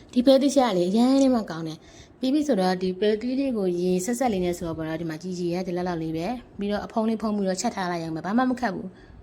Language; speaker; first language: Burmese; native; Burmese